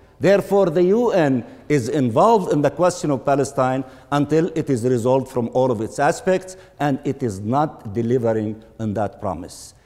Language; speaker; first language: English; non-native, fluent; Arabic